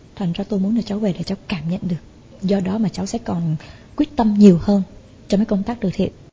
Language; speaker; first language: Vietnamese; native; Vietnamese